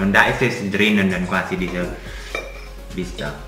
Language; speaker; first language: German; non-native, learner; Indonesian